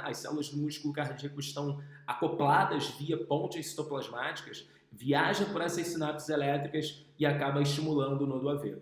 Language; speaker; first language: Portuguese; native; Portuguese